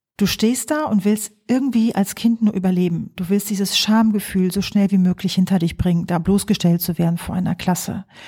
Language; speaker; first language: German; early bilingual, other home language; Polish